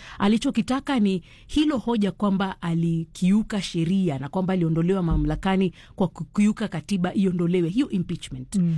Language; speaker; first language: Swahili; native; Swahili